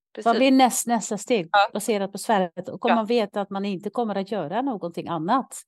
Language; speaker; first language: Swedish; non-native, fluent; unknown